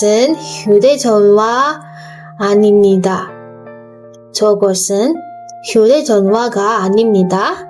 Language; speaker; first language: Korean; non-native, fluent; Indonesian